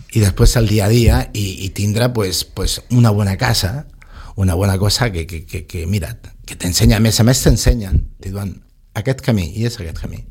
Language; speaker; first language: Catalan; non-native, local second language; Spanish